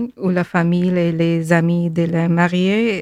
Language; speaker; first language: French; non-native, fluent; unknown